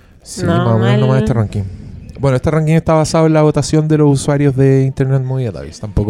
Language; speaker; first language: Spanish; native; Spanish